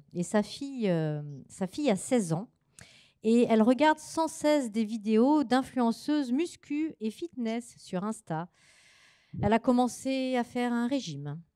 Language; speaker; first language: French; native; French